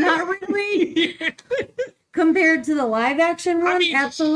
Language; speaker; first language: English; native; English